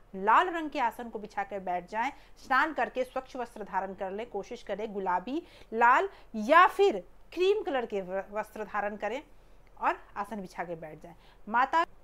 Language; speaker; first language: Hindi; native; Hindi